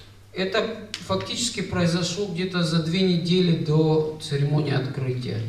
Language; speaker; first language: Russian; native; Russian